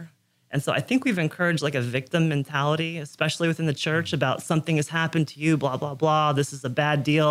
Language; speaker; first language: English; native; English